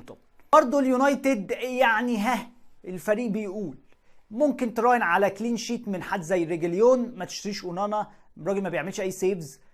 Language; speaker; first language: Arabic; native; Arabic